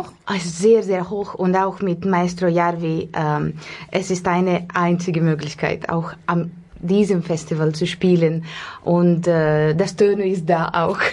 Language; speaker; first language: German; non-native, fluent; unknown